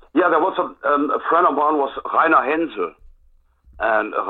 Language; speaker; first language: English; non-native, fluent; German